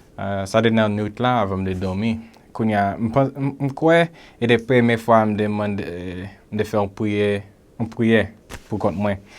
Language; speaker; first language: Haitian Creole; early bilingual, heritage; Haitian Creole